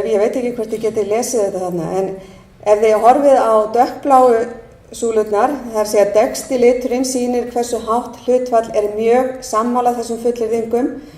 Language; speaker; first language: Icelandic; native; Icelandic